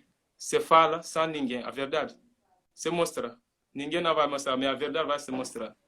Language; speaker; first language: Portuguese; non-native, learner; Mandingo